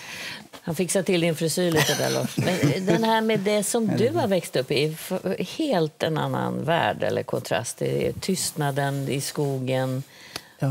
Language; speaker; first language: Swedish; native; Swedish